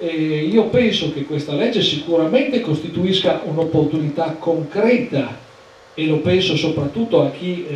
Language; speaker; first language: Italian; native; Italian